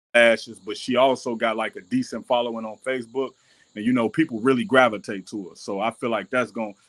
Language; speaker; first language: English; native; English